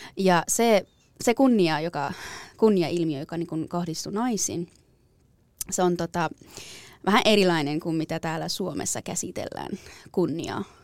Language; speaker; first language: Finnish; non-native, fluent; Persian